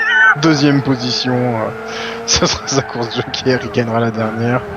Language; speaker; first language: French; native; French